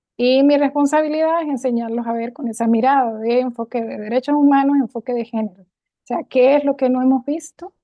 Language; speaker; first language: Spanish; native; Spanish